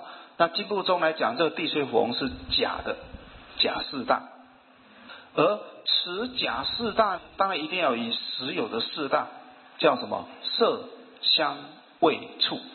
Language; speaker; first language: Chinese; native; Chinese